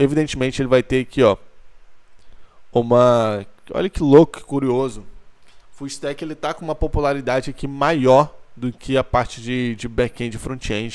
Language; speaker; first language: Portuguese; native; Portuguese